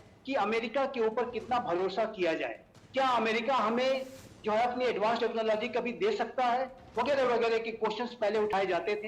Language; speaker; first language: Hindi; native; Hindi